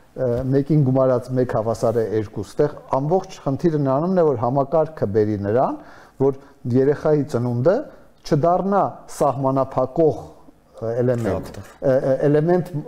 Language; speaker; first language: Armenian; native; Armenian